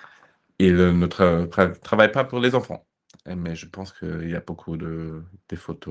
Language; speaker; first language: French; non-native, fluent; German